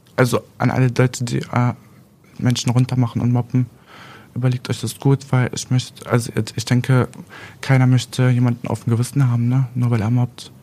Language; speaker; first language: German; native; German